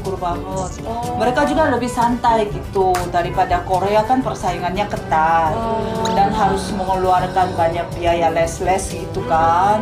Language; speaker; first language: Indonesian; non-native, fluent; Korean